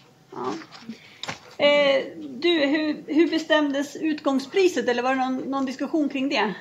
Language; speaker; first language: Swedish; native; Swedish